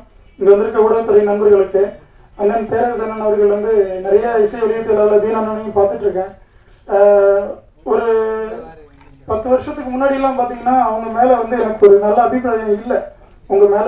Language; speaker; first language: Tamil; native; Tamil